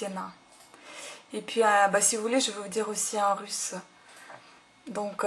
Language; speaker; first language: French; native; French